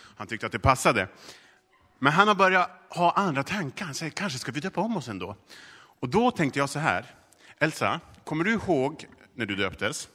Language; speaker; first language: Swedish; native; Swedish